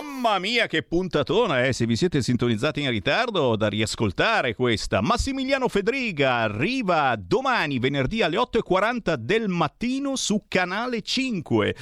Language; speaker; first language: Italian; native; Italian